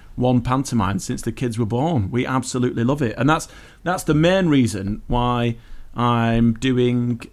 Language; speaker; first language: English; native; English